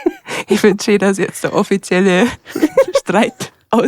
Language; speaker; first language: German; native; German